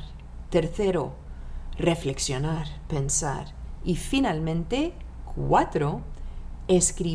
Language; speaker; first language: Spanish; non-native, fluent; French